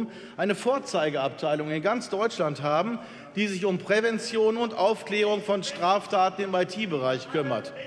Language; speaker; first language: German; native; German